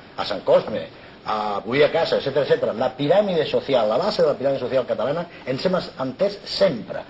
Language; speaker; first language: Catalan; non-native, local second language; Spanish